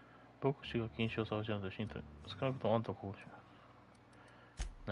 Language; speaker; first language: Japanese; native; Japanese